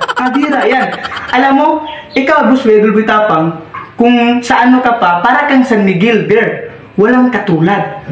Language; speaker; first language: Filipino; non-native, local second language; Cebuano